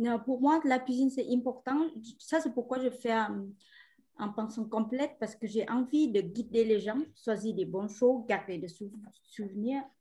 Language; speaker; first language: French; non-native, fluent; Vietnamese